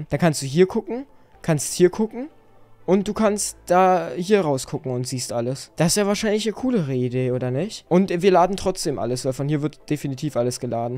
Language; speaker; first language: German; native; German